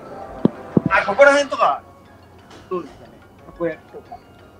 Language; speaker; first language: Japanese; native; Japanese